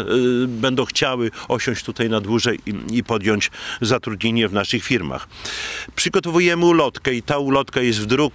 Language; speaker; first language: Polish; native; Polish